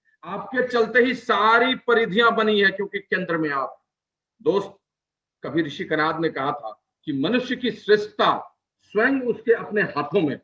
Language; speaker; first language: Hindi; native; Hindi